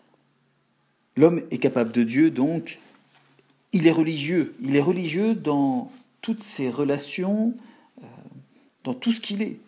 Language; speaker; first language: French; native; French